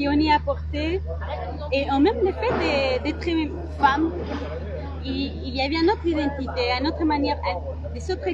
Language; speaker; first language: French; non-native, learner; Spanish